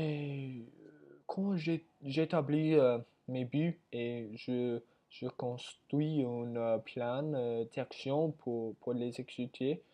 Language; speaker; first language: French; non-native, learner; English